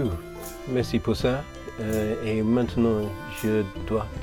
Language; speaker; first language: French; non-native, learner; English